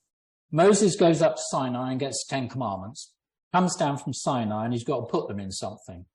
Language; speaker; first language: English; native; English